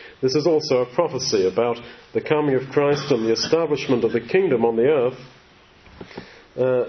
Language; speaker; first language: English; native; English